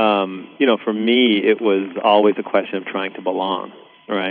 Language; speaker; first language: English; early bilingual, other home language; Sinhala